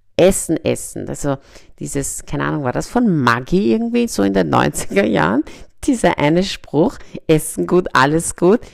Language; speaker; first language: German; early bilingual, other home language; Persian